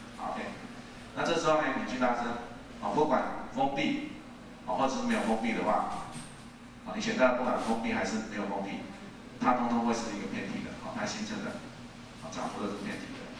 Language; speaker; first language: Chinese; native; Chinese